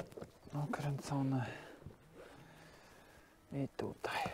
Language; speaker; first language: Polish; native; Polish